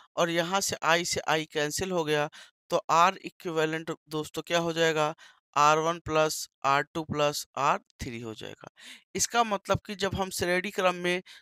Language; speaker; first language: Hindi; native; Hindi